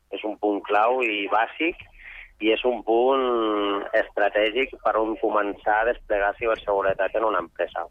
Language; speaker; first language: Catalan; non-native, local second language; Spanish